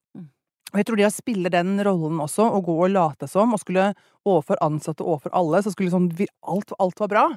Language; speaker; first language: Norwegian; native; Norwegian